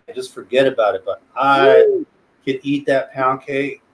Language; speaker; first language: English; native; English